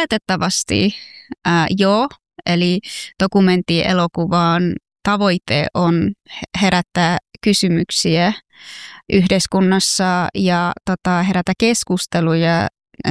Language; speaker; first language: Finnish; non-native, fluent; Persian